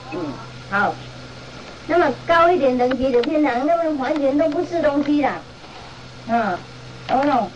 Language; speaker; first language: Chinese; non-native, fluent; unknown